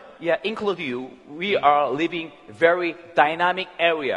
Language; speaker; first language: English; non-native, learner; Korean